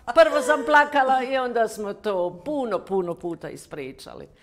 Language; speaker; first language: Croatian; non-native, fluent; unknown